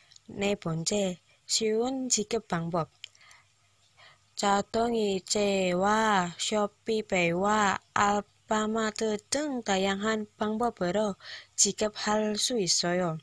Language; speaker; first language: Korean; non-native, learner; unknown